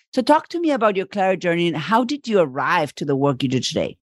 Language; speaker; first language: English; non-native, fluent; Spanish